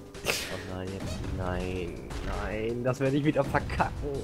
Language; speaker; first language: German; native; German